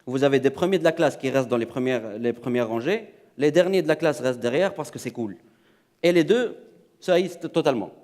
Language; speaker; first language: French; non-native, local second language; Arabic